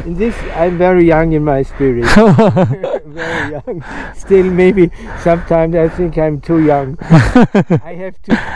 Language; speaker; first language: English; non-native, fluent; German